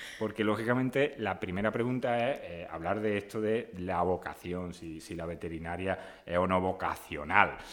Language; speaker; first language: Spanish; native; Spanish